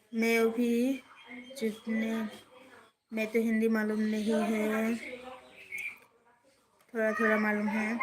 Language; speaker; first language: Hindi; non-native, learner; Bangla